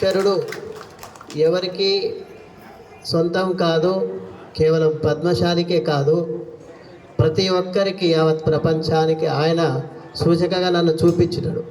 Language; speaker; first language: Telugu; native; Telugu